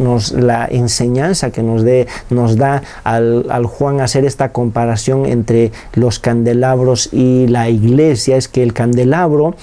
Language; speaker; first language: Spanish; native; Spanish